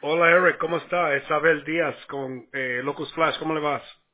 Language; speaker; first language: Spanish; early bilingual, heritage; Spanish